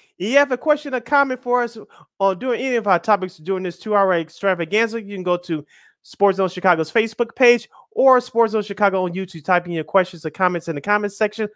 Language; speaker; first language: English; native; English